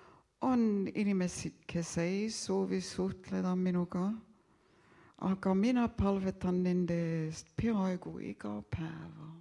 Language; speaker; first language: Estonian; early bilingual, heritage; Estonian